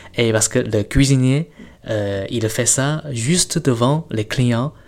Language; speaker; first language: French; non-native, fluent; Chinese